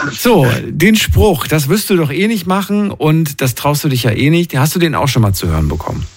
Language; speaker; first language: German; native; German